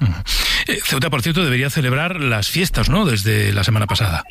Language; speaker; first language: Spanish; native; Spanish